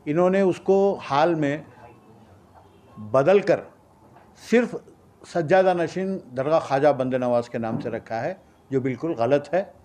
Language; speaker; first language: Hindi; non-native, local second language; Urdu